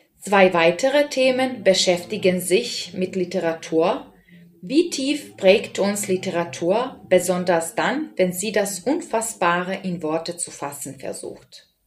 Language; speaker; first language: German; non-native, fluent; Serbian